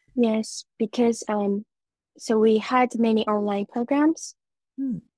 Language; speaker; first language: English; non-native, fluent; Japanese